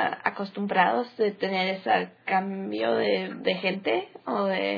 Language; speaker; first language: Spanish; early bilingual, heritage; English